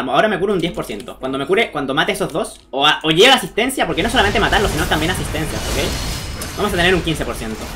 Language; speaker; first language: Spanish; native; Spanish